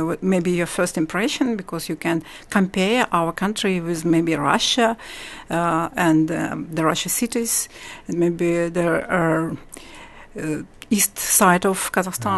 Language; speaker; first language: English; non-native, learner; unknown